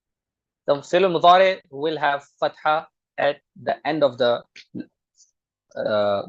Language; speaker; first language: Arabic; non-native, fluent; Urdu